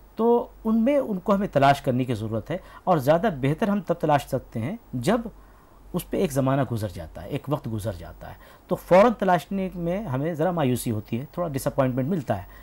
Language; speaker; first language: Urdu; native; Urdu